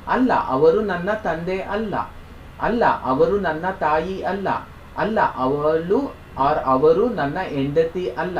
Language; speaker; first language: Kannada; non-native, fluent; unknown